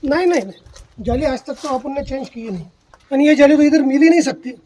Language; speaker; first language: Hindi; non-native, local second language; Marathi